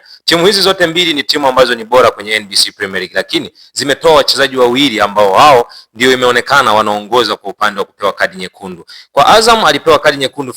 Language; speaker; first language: Swahili; native; Swahili